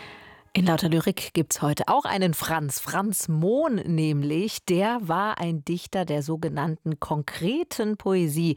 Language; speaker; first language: German; native; German